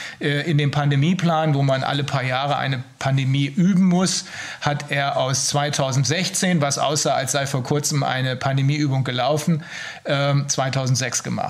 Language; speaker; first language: German; native; German